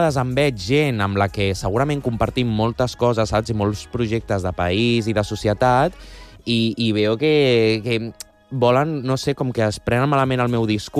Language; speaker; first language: Catalan; non-native, local second language; Spanish